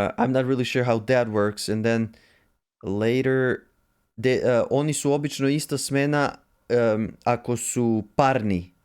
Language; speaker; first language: Serbian; native; Serbian